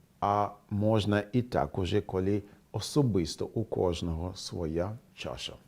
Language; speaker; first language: Ukrainian; non-native, fluent; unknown